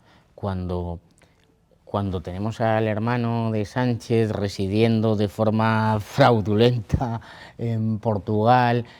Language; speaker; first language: Spanish; native; Spanish